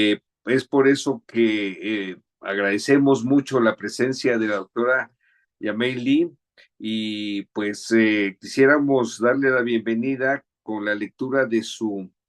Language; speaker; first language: Spanish; native; Spanish